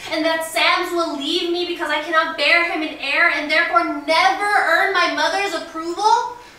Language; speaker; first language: English; early bilingual, other home language; Spanish